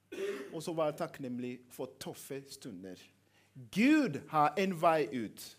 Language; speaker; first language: Norwegian; non-native, fluent; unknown